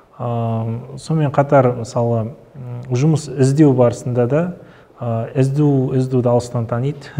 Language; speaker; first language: Kazakh; early bilingual, other home language; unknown